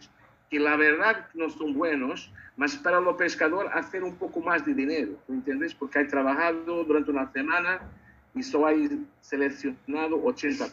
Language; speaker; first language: Spanish; non-native, learner; Portuguese